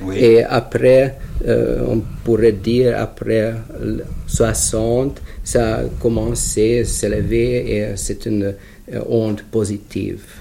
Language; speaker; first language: French; non-native, fluent; Hungarian